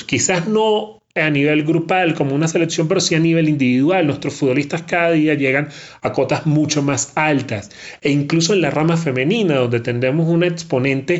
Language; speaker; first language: Spanish; native; Spanish